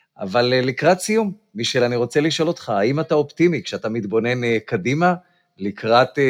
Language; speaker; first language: Hebrew; native; Hebrew